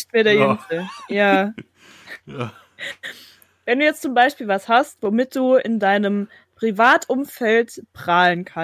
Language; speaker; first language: German; native; German